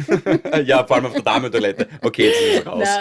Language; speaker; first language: German; native; German